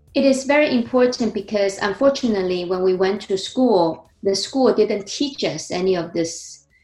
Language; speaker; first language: English; non-native, fluent; Chinese